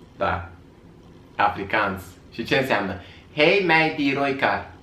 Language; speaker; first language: Romanian; native; Romanian